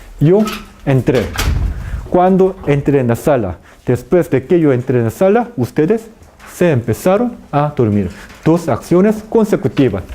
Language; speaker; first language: Spanish; non-native, fluent; Korean